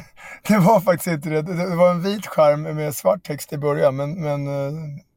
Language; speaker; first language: Swedish; native; Swedish